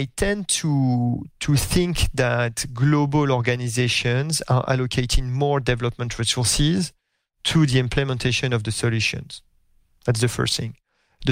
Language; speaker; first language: English; non-native, fluent; French